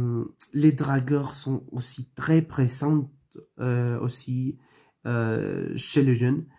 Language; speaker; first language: French; non-native, learner; Spanish